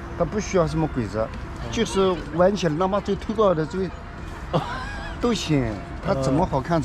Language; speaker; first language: Chinese; native; Chinese